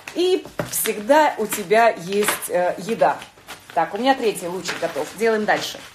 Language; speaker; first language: Russian; native; Russian